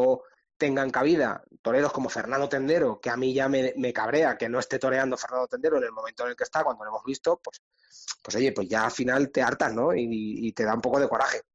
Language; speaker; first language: Spanish; native; Spanish